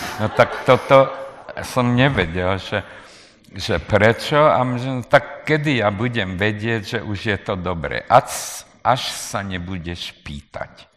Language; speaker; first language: Slovak; non-native, local second language; Hungarian